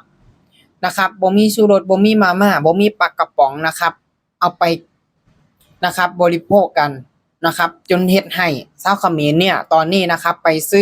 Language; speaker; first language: Thai; non-native, local second language; Lao